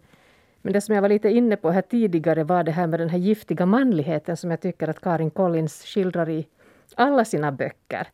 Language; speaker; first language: Swedish; native; Swedish